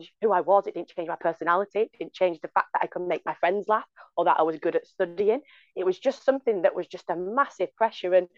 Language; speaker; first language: English; native; English